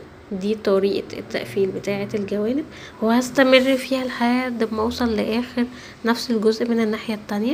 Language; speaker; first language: Arabic; native; Arabic